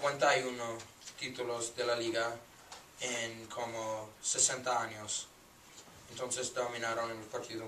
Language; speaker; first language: Spanish; non-native, learner; English